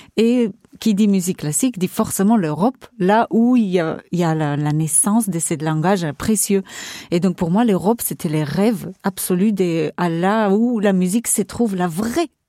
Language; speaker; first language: French; non-native, fluent; Portuguese